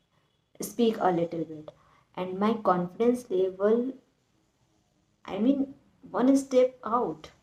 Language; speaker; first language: English; non-native, learner; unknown